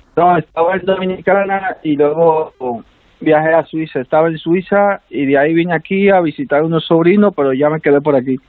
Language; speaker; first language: Spanish; native; Spanish